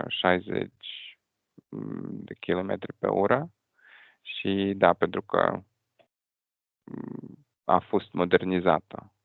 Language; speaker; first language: Romanian; non-native, fluent; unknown